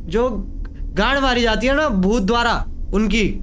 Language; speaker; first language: Hindi; native; Hindi